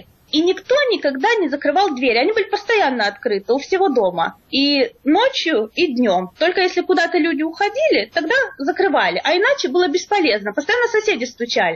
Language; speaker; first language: Russian; native; Russian